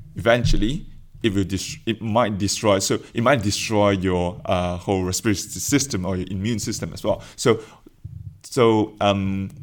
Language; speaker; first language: English; non-native, local second language; Chinese